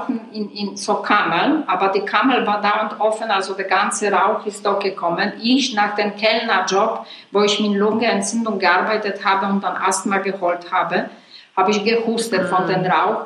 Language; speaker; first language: German; non-native, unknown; Polish